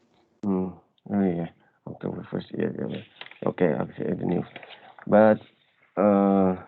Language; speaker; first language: English; non-native, learner; Indonesian